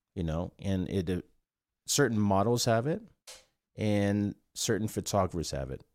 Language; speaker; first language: English; non-native, fluent; Korean